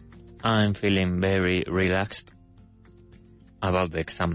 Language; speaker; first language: English; non-native, fluent; Spanish